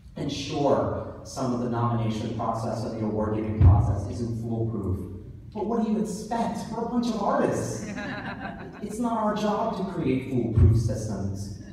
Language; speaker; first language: English; native; English